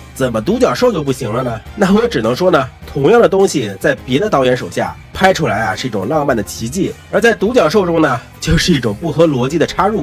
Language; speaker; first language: Chinese; native; Chinese